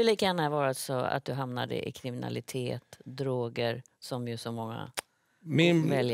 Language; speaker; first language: Swedish; native; Swedish